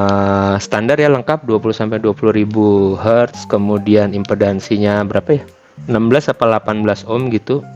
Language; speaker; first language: Indonesian; native; Indonesian